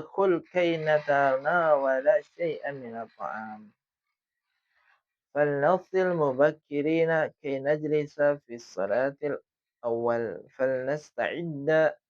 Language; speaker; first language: Arabic; non-native, fluent; Indonesian